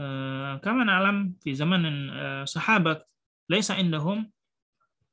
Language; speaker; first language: Arabic; non-native, fluent; Indonesian